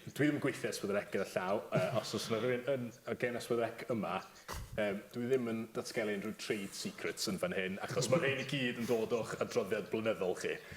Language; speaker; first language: Welsh; native; Welsh